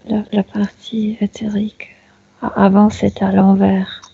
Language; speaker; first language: French; non-native, fluent; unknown